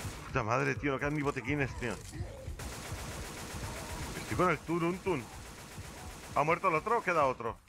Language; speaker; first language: Spanish; native; Spanish